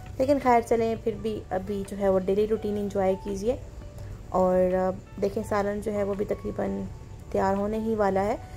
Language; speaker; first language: Urdu; native; Urdu